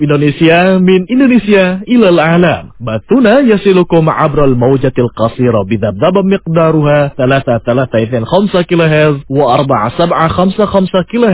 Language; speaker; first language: Arabic; non-native, fluent; Indonesian